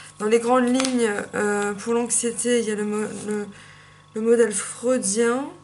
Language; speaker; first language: French; native; French